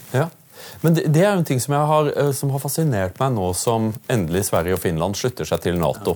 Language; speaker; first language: Norwegian; native; Norwegian